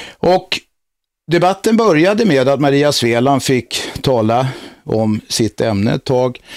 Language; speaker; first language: Swedish; native; Swedish